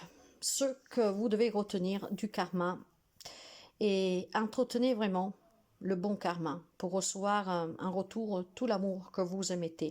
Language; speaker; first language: French; non-native, fluent; Italian